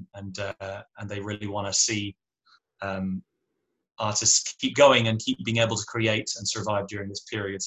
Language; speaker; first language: English; native; English